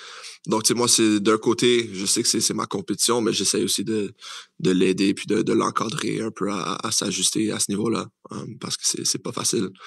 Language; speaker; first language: French; native; French